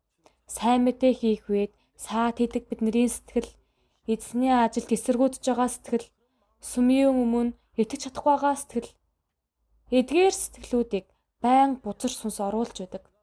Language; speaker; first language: Mongolian; non-native, fluent; Korean